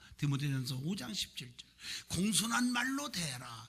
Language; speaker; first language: Korean; native; Korean